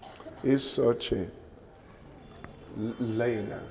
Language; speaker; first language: Russian; non-native, learner; English